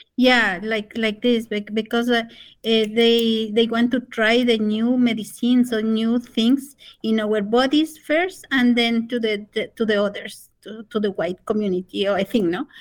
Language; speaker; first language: English; non-native, fluent; Spanish